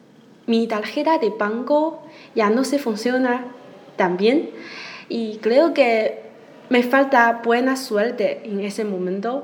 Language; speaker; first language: Spanish; non-native, learner; Chinese